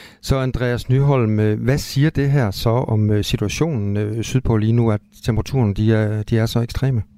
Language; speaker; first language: Danish; native; Danish